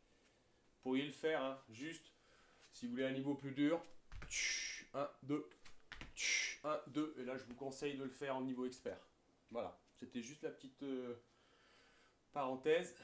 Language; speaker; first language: French; native; French